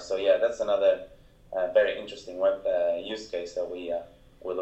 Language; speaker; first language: English; non-native, fluent; Portuguese